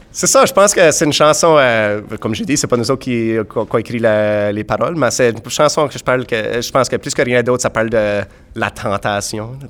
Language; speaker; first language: French; native; French